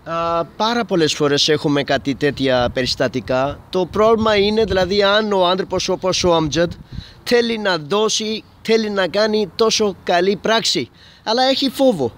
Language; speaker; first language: Greek; non-native, fluent; Urdu